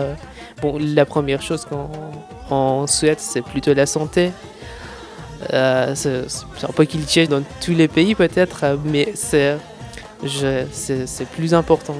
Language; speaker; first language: French; non-native, fluent; Persian